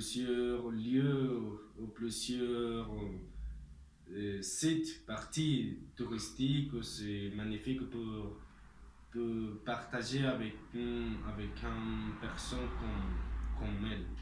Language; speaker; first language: French; non-native, learner; Spanish